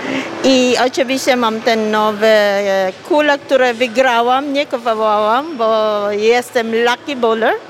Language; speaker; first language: Polish; non-native, learner; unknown